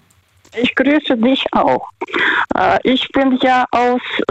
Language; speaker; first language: German; non-native, learner; Russian